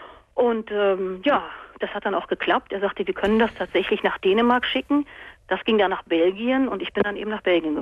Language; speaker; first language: German; native; German